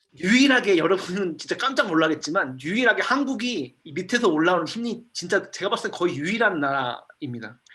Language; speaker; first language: Korean; native; Korean